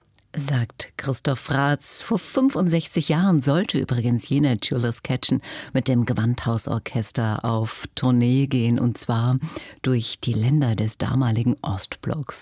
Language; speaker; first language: German; native; German